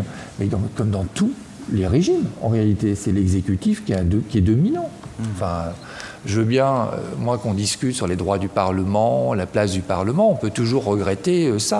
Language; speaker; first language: French; native; French